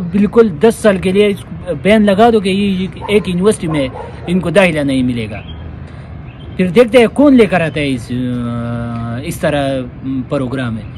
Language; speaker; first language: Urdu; non-native, local second language; Pashto